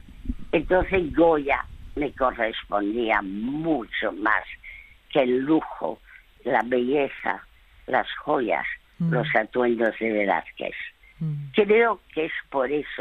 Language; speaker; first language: Spanish; early bilingual, other home language; French